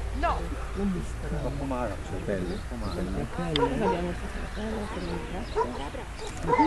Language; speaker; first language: Italian; non-native, learner; Hungarian